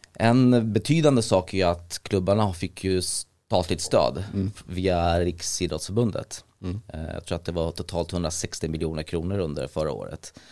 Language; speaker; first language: Swedish; early bilingual, other home language; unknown